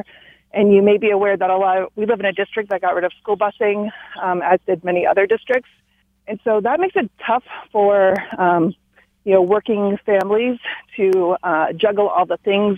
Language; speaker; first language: English; native; English